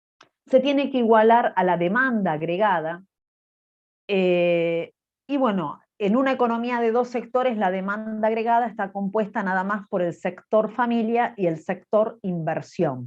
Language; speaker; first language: Spanish; native; Spanish